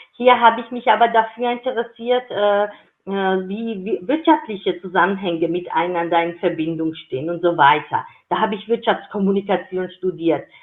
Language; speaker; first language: German; non-native, fluent; Georgian